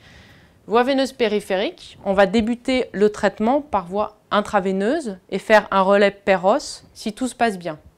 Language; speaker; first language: French; native; French